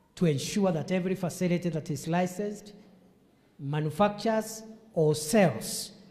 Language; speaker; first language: English; non-native, local second language; Meru